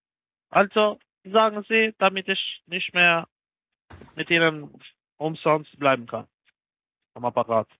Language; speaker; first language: German; non-native, learner; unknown